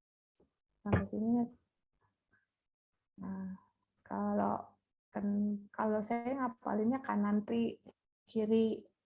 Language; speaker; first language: Indonesian; native; Indonesian